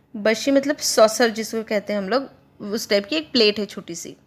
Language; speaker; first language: Hindi; non-native, local second language; Marathi